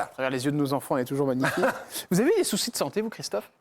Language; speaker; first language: French; native; French